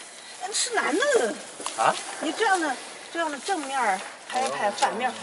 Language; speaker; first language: Chinese; native; Chinese